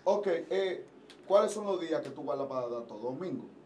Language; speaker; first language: Spanish; non-native, local second language; Haitian Creole